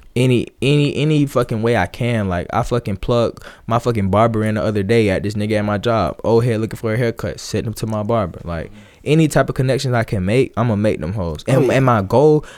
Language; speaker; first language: English; native; English